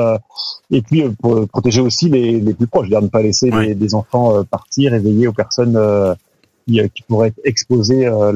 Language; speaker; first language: French; native; French